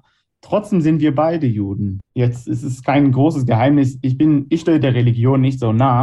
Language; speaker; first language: German; non-native, fluent; Hebrew